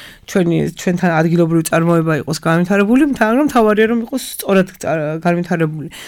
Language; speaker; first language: Georgian; native; Georgian